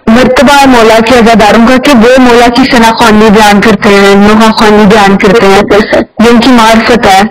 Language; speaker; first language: Urdu; native; Urdu